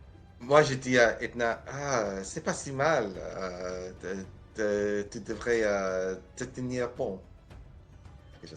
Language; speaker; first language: French; non-native, learner; English